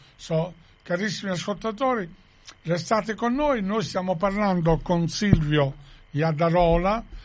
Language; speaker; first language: Italian; early bilingual, heritage; Italian